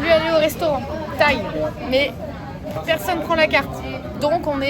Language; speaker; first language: French; native; French